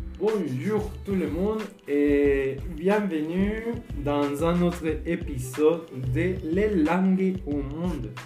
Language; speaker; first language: French; non-native, fluent; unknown